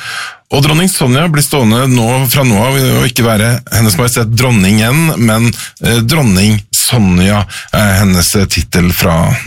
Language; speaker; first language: Norwegian; native; Norwegian